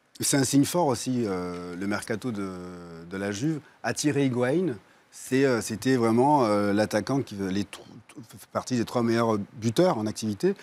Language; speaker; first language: French; native; French